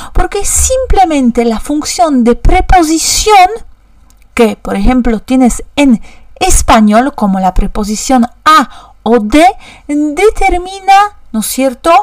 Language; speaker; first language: Spanish; non-native, fluent; Polish